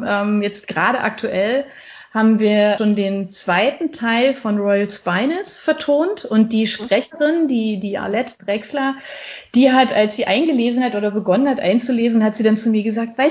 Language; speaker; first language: German; native; German